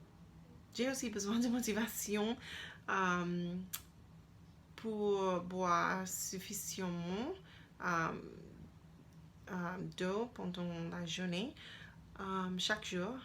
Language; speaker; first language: French; non-native, learner; English